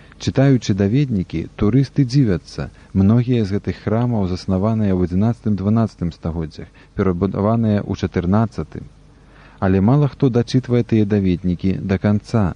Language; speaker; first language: Belarusian; native; Belarusian